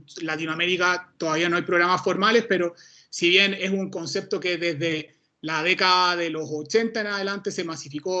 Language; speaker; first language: Spanish; native; Spanish